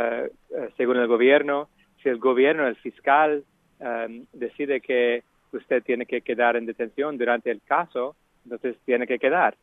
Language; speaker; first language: Spanish; non-native, fluent; English